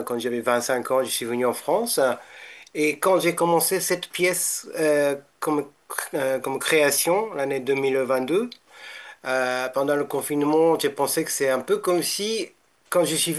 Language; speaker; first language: French; non-native, fluent; Japanese